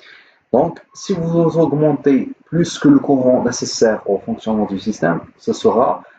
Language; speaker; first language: French; non-native, local second language; Arabic